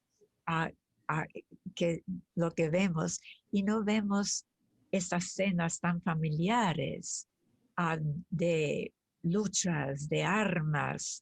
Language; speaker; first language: Spanish; early bilingual, other home language; German